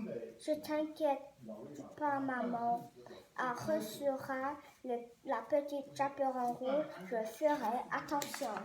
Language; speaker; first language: French; non-native, learner; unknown